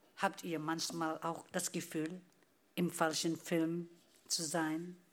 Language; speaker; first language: German; non-native, fluent; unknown